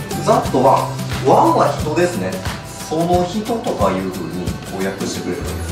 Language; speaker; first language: Japanese; native; Japanese